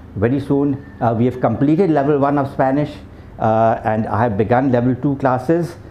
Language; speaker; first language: English; non-native, local second language; Urdu